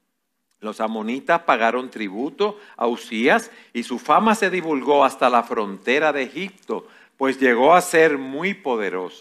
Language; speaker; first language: Spanish; native; Spanish